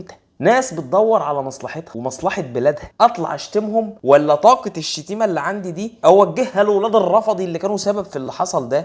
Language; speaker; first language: Arabic; native; Arabic